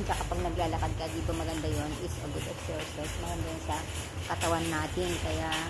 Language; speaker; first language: Filipino; native; Filipino